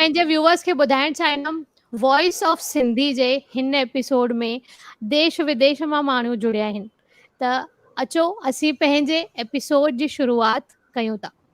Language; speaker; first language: Sindhi; early bilingual, heritage; Sindhi